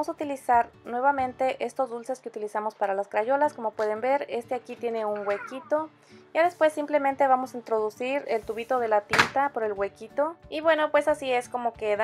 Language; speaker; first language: Spanish; native; Spanish